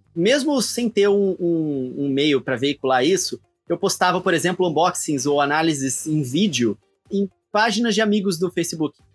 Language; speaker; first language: Portuguese; native; Portuguese